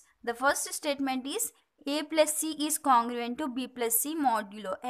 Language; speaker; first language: English; non-native, local second language; Telugu